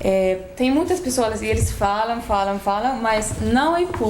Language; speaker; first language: Portuguese; non-native, fluent; Swedish